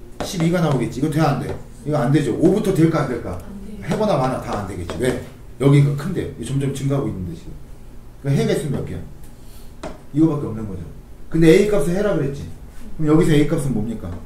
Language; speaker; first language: Korean; native; Korean